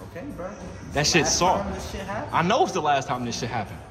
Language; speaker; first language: English; native; English